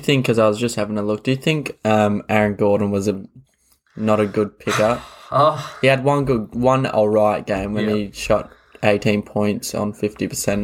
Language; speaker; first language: English; native; English